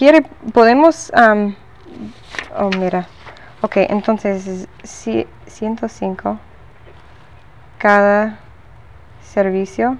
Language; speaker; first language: Spanish; non-native, learner; English